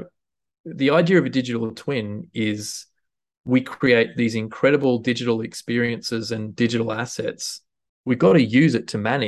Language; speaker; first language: English; native; English